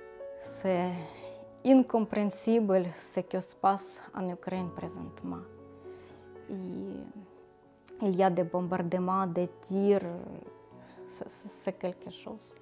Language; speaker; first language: French; non-native, learner; Ukrainian